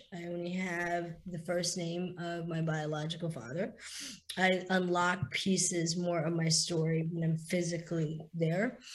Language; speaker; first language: English; native; English